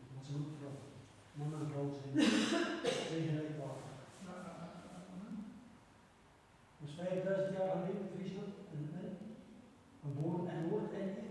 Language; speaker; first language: Dutch; native; Dutch